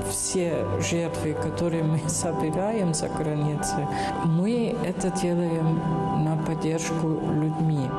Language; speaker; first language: Russian; non-native, fluent; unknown